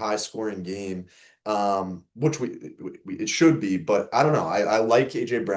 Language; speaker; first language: English; native; English